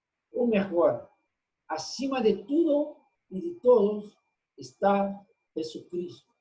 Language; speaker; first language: Spanish; non-native, fluent; Portuguese